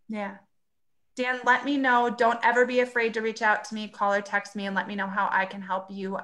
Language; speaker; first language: English; native; English